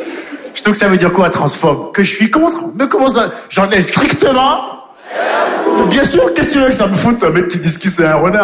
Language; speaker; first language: French; native; French